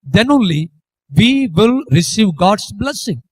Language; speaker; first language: English; non-native, local second language; Tamil